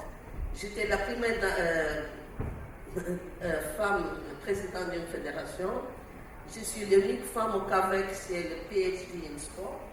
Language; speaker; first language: French; non-native, learner; Portuguese